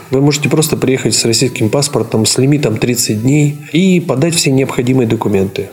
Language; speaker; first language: Russian; native; Russian